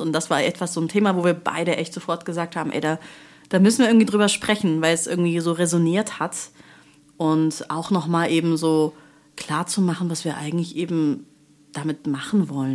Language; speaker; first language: German; native; German